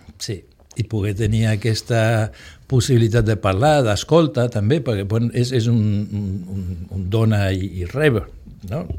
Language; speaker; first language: Catalan; native; Catalan